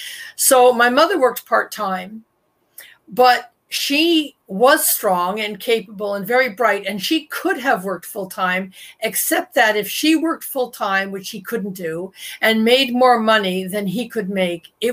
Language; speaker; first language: English; native; English